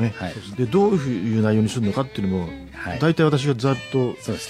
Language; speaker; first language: Japanese; native; Japanese